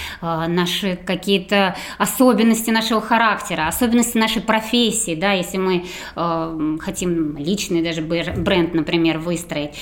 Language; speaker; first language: Russian; native; Russian